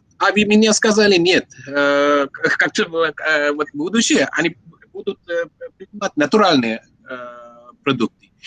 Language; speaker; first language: Russian; non-native, learner; Sinhala